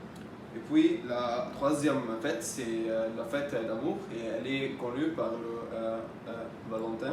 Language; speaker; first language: French; non-native, learner; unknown